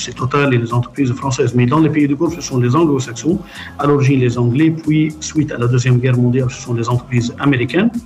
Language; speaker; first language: French; non-native, local second language; Arabic